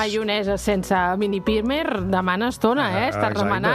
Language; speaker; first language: Catalan; native; Catalan